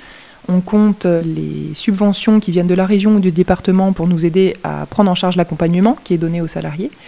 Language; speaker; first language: French; native; French